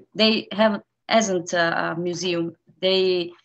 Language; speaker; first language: English; non-native, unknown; Italian